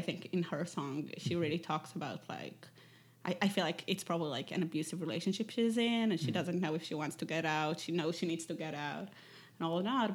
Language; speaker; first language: English; non-native, fluent; Hebrew